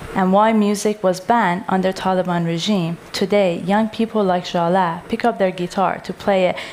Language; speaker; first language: English; non-native, fluent; Persian